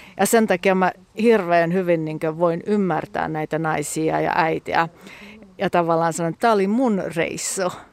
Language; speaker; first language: Finnish; early bilingual, heritage; Finnish